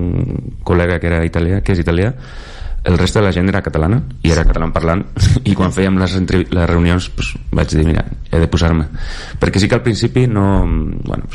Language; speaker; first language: Catalan; non-native, local second language; Spanish